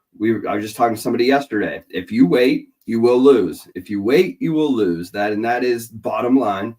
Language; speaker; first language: English; native; English